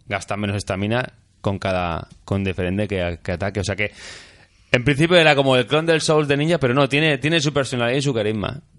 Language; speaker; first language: Spanish; native; Spanish